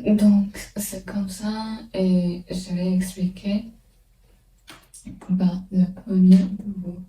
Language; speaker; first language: French; non-native, learner; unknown